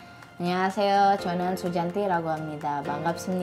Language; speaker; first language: Korean; non-native, fluent; Indonesian